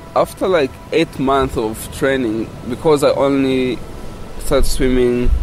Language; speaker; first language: English; non-native, fluent; Kinyarwanda